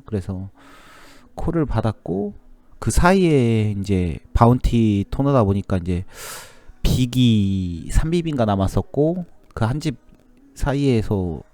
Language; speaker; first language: Korean; native; Korean